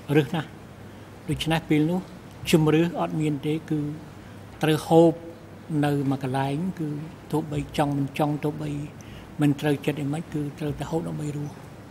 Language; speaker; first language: Khmer; non-native, local second language; Western Cham